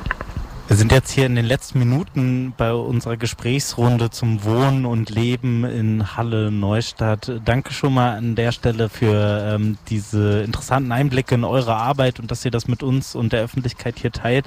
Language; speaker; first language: German; native; German